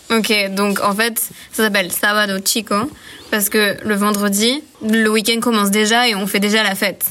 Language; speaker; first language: French; early bilingual, other home language; Spanish